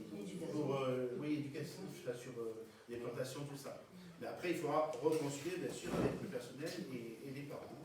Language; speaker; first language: French; native; French